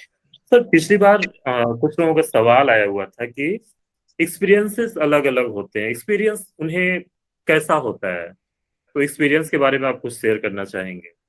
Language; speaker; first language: Hindi; native; Hindi